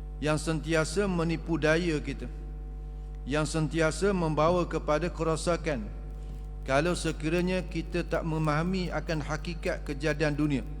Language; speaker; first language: Malay; native; Malay